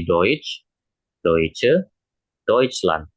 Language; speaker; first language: German; non-native, fluent; Indonesian